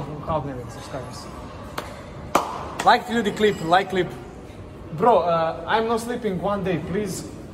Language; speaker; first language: English; non-native, learner; Serbian